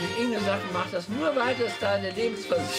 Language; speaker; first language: German; native; German